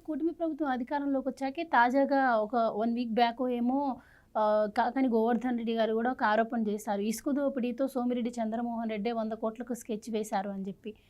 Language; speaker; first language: Telugu; native; Telugu